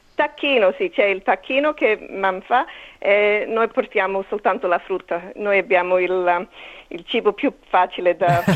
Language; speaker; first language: Italian; early bilingual, heritage; English